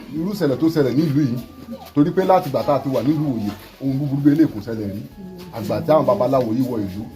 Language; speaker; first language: Yoruba; native; Yoruba